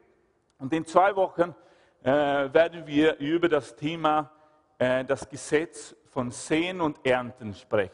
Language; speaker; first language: German; non-native, fluent; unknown